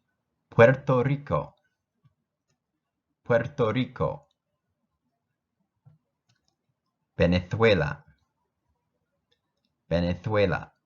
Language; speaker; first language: Spanish; non-native, fluent; English